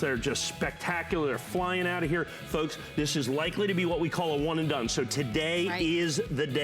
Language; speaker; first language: English; native; English